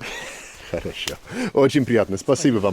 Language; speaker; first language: Russian; non-native, learner; English